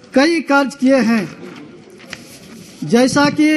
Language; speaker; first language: Hindi; native; Hindi